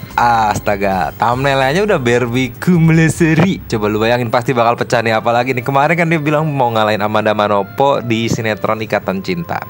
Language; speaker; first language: Indonesian; native; Indonesian